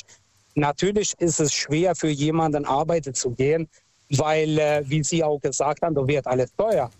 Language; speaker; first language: German; non-native, local second language; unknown